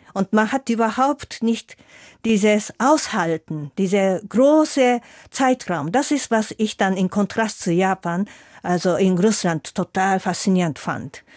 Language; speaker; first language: German; non-native, fluent; Japanese